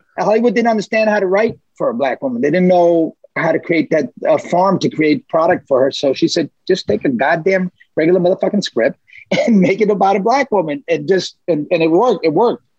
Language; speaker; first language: English; early bilingual, other home language; Spanish